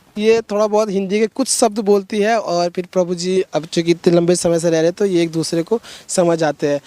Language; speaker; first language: Hindi; native; Hindi